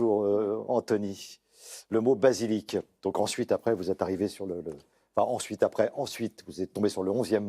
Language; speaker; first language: French; native; French